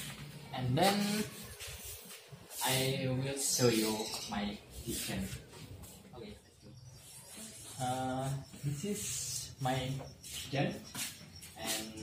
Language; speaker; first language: English; non-native, learner; Indonesian